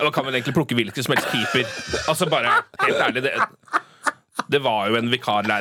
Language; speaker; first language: Norwegian; native; Norwegian